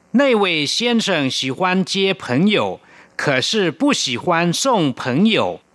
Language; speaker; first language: Chinese; non-native, fluent; Thai